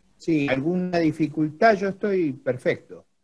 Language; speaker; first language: Spanish; native; Spanish